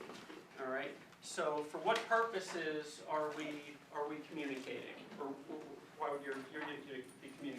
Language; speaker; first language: English; native; English